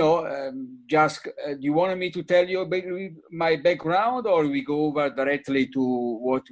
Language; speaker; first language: English; non-native, fluent; Italian